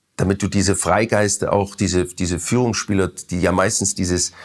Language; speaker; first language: German; native; German